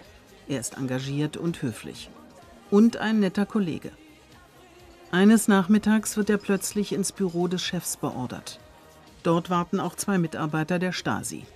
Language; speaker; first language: German; native; German